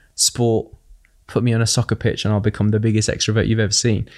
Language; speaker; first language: English; native; English